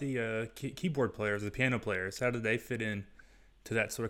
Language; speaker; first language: English; native; English